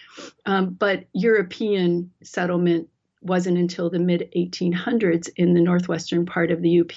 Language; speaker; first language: English; native; English